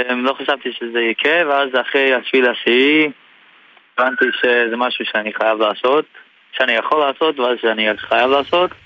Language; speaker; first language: Hebrew; non-native, fluent; English